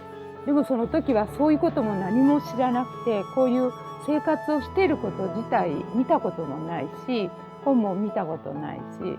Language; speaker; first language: Japanese; native; Japanese